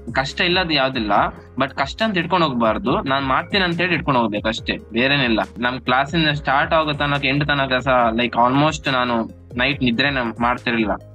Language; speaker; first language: Kannada; native; Kannada